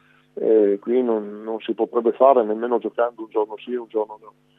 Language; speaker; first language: Italian; native; Italian